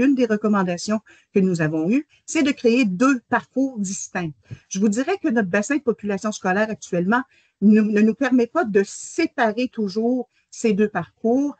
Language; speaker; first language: French; native; French